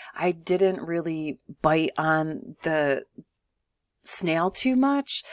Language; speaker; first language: English; native; English